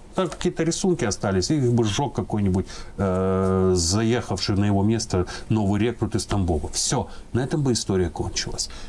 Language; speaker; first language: Russian; non-native, local second language; Ingush